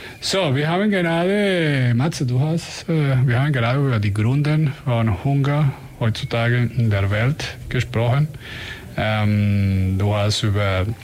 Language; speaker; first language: German; non-native, learner; Spanish